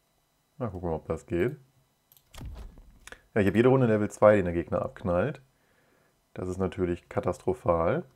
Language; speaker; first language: German; native; German